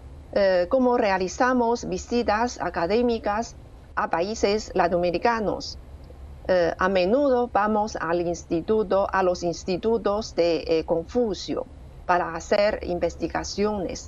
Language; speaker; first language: Spanish; non-native, fluent; Chinese